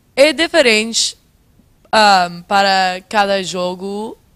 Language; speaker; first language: Portuguese; non-native, fluent; English